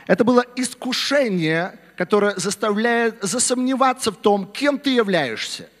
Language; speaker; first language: Russian; native; Russian